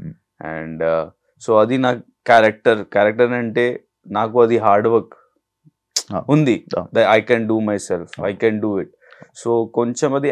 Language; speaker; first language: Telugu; non-native, learner; Hindi